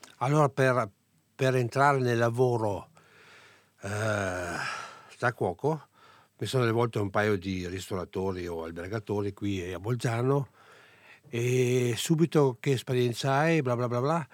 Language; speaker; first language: Italian; non-native, local second language; German